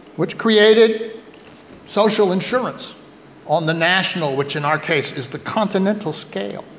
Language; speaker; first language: English; native; English